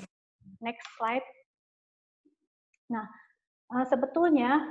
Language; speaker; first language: Indonesian; native; Indonesian